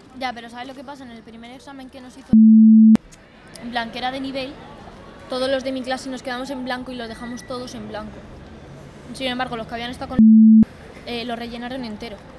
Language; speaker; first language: Spanish; native; Spanish